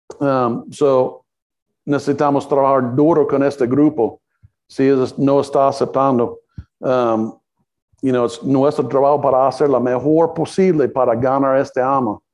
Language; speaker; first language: Spanish; non-native, learner; English